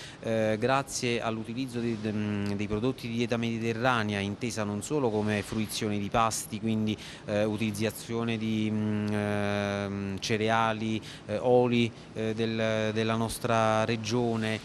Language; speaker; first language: Italian; native; Italian